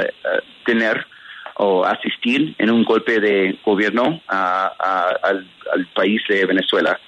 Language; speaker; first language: Spanish; early bilingual, heritage; Spanish